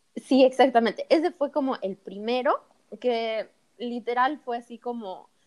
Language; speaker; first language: Spanish; native; Spanish